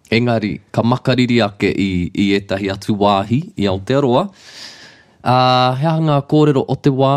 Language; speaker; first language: Māori; non-native, local second language; English